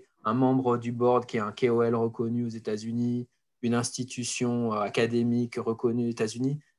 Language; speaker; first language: French; native; French